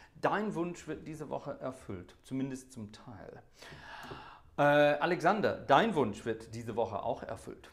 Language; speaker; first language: German; non-native, fluent; English